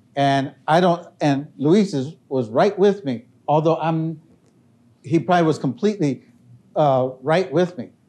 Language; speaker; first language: English; native; English